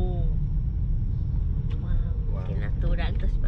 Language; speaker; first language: Spanish; native; Spanish